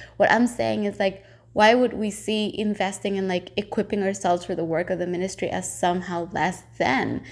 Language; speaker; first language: English; non-native, fluent; Spanish